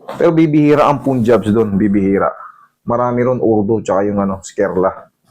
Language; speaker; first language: Filipino; native; Filipino